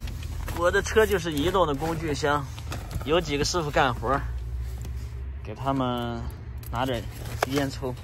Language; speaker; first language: Chinese; native; Chinese